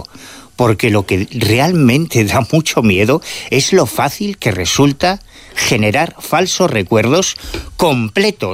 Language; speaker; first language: Spanish; native; Spanish